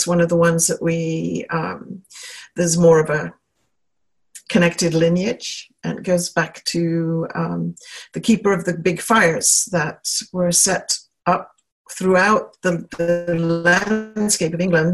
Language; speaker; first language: English; native; English